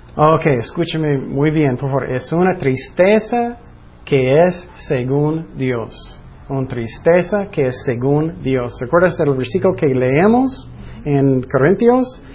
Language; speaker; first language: Spanish; non-native, fluent; English